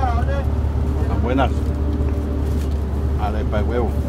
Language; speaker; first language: Spanish; native; Spanish